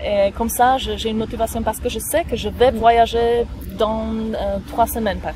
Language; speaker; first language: French; non-native, fluent; Slovak